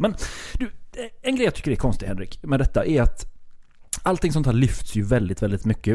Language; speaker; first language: Swedish; native; Swedish